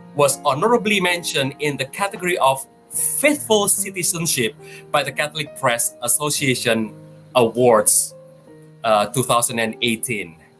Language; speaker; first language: English; non-native, fluent; Indonesian